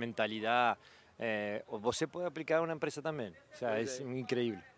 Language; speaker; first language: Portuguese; non-native, learner; Spanish